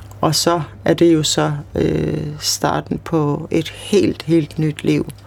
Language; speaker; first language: Danish; early bilingual, other home language; Kurdish